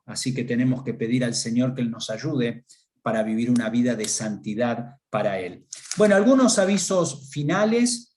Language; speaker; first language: Spanish; native; Spanish